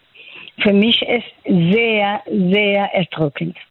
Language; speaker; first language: German; non-native, fluent; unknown